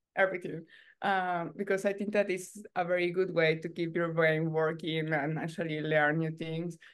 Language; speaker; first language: English; non-native, learner; Spanish